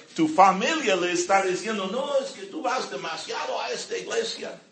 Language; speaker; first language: Spanish; non-native, fluent; English